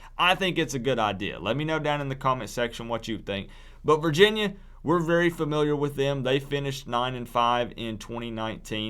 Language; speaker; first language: English; native; English